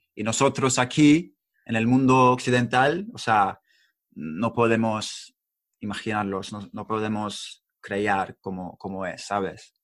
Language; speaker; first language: Spanish; non-native, fluent; English